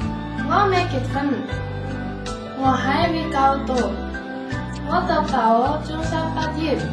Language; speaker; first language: Chinese; non-native, learner; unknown